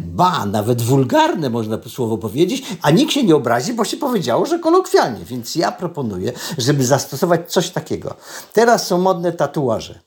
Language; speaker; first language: Polish; native; Polish